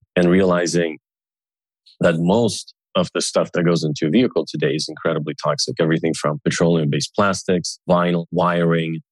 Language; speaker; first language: English; early bilingual, other home language; Russian